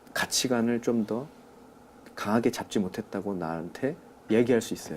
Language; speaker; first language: Korean; native; Korean